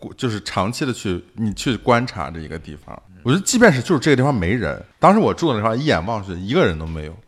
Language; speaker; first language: Chinese; native; Chinese